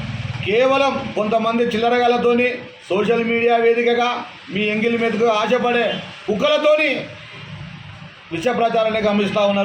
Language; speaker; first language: Telugu; native; Telugu